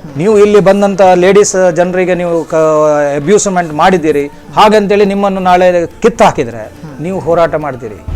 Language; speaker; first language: Kannada; non-native, local second language; Konkani